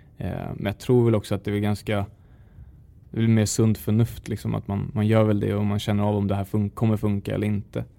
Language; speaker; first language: Swedish; native; Swedish